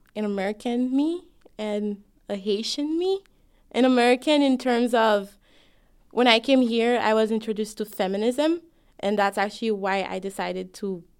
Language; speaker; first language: English; non-native, fluent; Haitian Creole